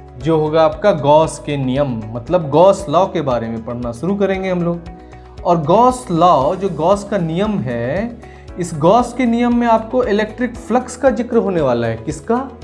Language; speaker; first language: Hindi; native; Hindi